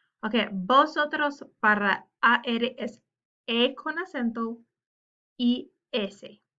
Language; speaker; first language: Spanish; non-native, learner; English